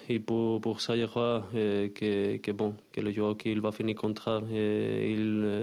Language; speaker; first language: French; non-native, learner; Spanish